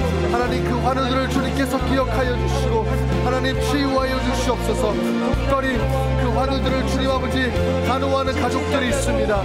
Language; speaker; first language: Korean; native; Korean